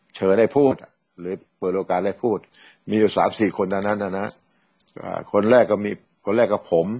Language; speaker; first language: Thai; native; Thai